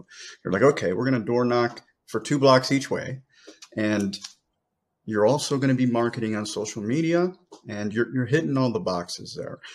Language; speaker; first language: English; native; English